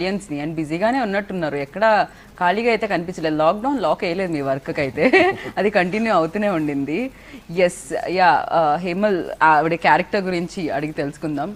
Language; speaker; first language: Telugu; native; Telugu